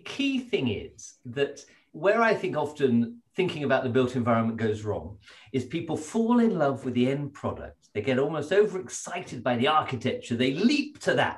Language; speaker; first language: English; native; English